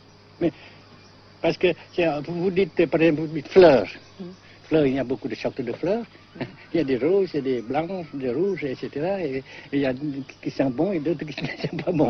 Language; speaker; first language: French; non-native, local second language; Vietnamese